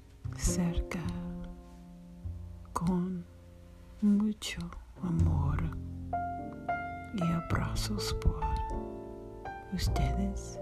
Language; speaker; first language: Spanish; non-native, learner; English